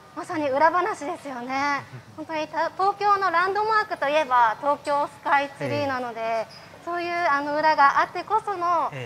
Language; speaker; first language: Japanese; native; Japanese